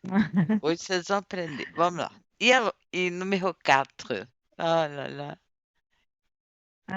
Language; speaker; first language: Portuguese; non-native, fluent; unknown